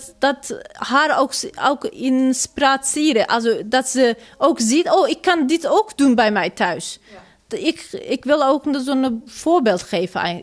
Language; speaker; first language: Dutch; non-native, learner; Turkish